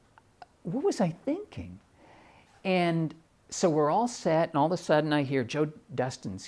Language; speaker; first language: English; native; English